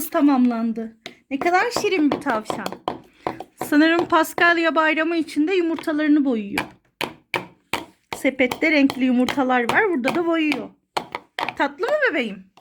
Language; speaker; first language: Turkish; native; Turkish